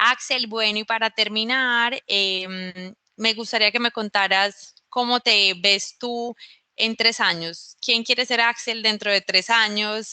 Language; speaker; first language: Spanish; native; Spanish